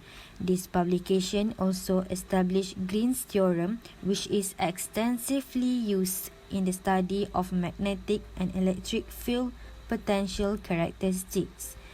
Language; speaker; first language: English; non-native, local second language; Malay